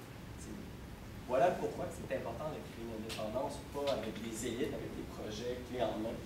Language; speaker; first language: French; native; French